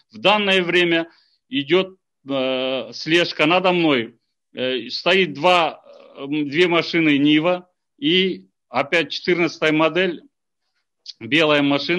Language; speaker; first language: Russian; non-native, local second language; Kazakh